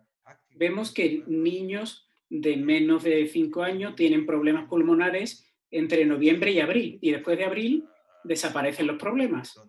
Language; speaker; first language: Spanish; non-native, fluent; Turkish